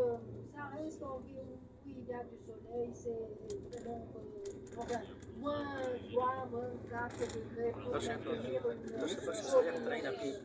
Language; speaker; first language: French; non-native, fluent; Romanian